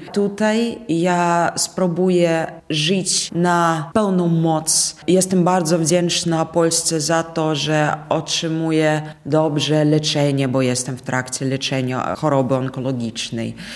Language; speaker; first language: Polish; non-native, fluent; Russian